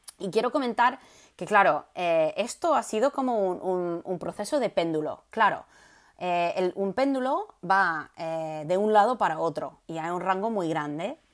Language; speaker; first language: Spanish; non-native, fluent; English